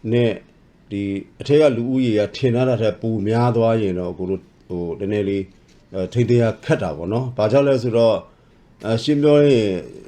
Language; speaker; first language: Burmese; non-native, local second language; S'gaw Karen